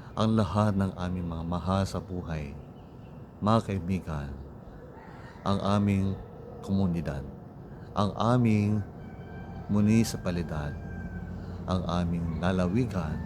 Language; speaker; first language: Filipino; non-native, local second language; Iloko